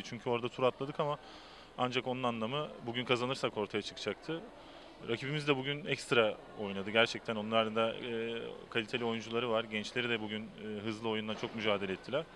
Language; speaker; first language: Turkish; native; Turkish